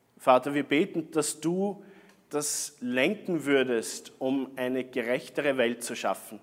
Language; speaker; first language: German; native; German